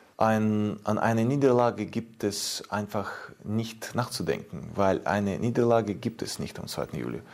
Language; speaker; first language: German; non-native, fluent; Ukrainian